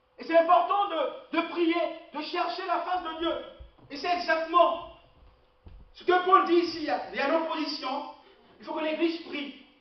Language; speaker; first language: French; non-native, local second language; Lingala